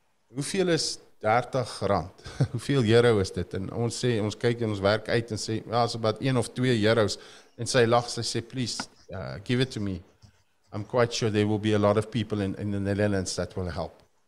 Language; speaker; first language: English; non-native, local second language; Afrikaans